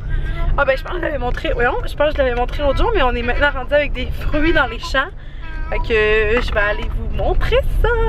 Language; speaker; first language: French; native; French